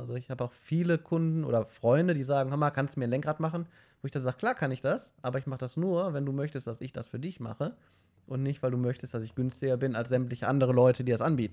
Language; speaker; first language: German; native; German